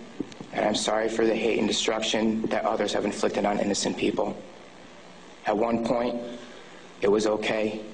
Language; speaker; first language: English; native; English